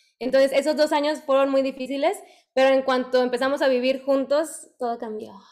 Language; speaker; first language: Spanish; native; Spanish